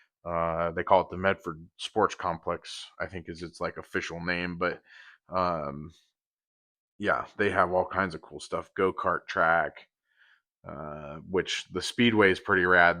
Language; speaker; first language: English; native; English